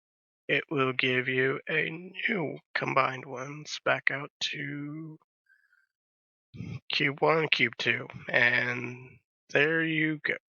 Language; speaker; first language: English; native; English